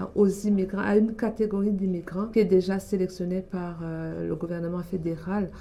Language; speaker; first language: French; non-native, local second language; Rundi